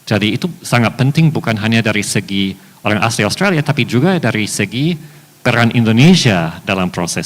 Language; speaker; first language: Indonesian; non-native, fluent; English